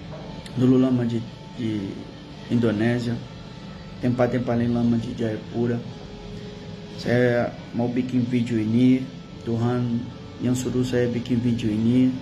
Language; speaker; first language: Indonesian; non-native, fluent; Portuguese